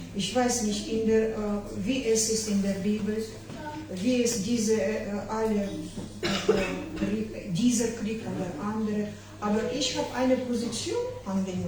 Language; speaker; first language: German; non-native, learner; Ukrainian